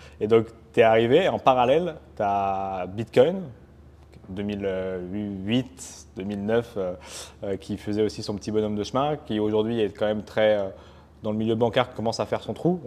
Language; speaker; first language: French; native; French